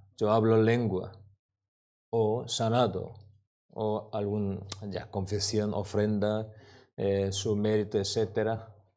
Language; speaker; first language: Spanish; non-native, learner; Korean